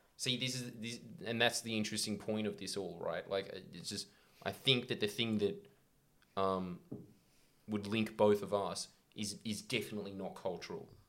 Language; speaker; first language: English; native; English